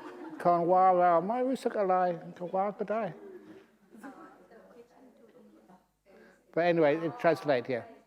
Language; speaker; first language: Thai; non-native, fluent; English